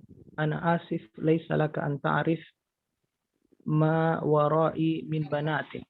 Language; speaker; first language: Arabic; non-native, learner; Indonesian